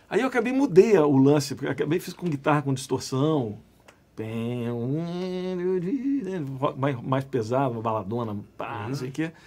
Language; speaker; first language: Portuguese; native; Portuguese